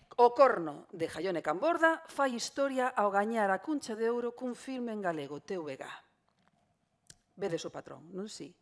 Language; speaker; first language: Galician; non-native, local second language; Spanish